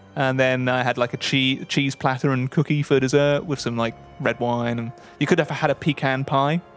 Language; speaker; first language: English; native; English